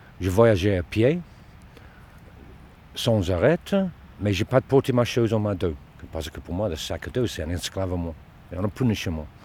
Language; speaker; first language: French; non-native, learner; Dutch